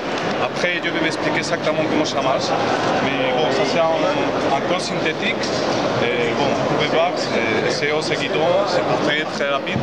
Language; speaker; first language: French; non-native, fluent; Spanish